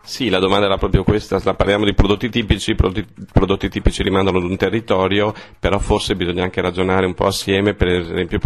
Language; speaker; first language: Italian; native; Italian